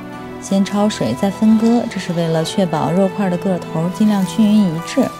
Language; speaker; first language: Chinese; native; Chinese